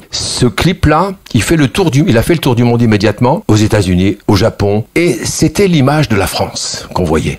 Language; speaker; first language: French; early bilingual, other home language; Kabyle